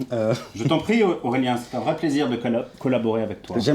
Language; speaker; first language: French; native; French